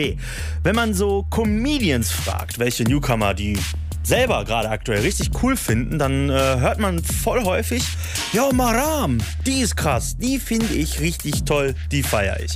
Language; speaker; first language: German; native; German